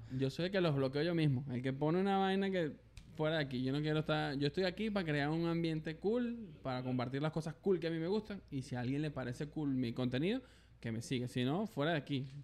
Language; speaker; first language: Spanish; native; Spanish